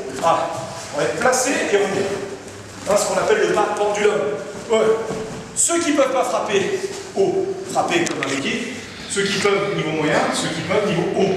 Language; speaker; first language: French; native; French